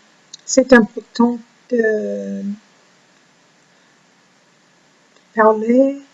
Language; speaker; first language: French; non-native, learner; English